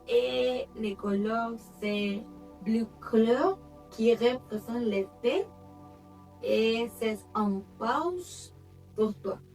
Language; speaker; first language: French; non-native, learner; Spanish